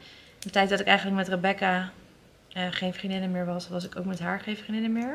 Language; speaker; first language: Dutch; native; Dutch